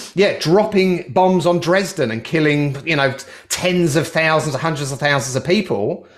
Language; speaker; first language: English; native; English